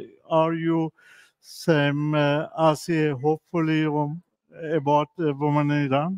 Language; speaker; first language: English; non-native, learner; Persian